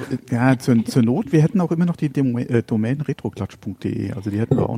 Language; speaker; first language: German; native; German